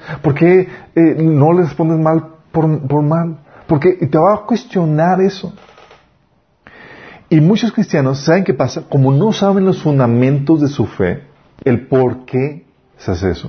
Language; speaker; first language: Spanish; native; Spanish